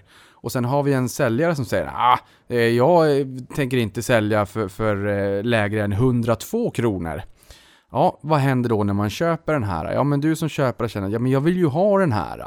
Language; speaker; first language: Swedish; native; Swedish